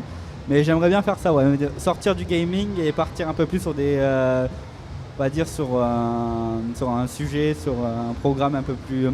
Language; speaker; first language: French; native; French